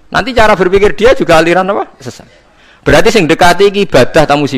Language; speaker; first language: Indonesian; non-native, local second language; Javanese